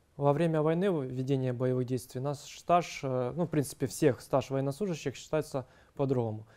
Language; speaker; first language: Russian; native; Russian